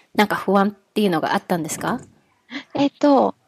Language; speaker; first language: Japanese; native; Japanese